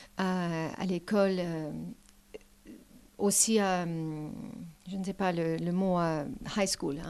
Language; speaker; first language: French; non-native, learner; English